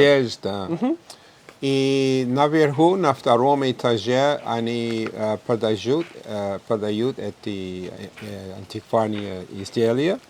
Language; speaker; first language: Russian; non-native, fluent; English